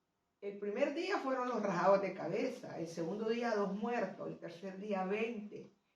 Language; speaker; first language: Spanish; native; Spanish